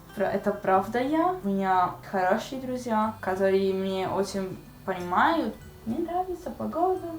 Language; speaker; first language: Russian; non-native, learner; Italian